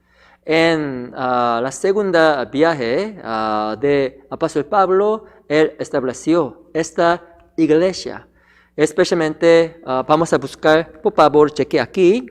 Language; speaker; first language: Spanish; non-native, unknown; Korean